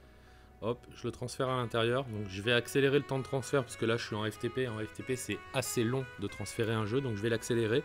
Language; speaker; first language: French; native; French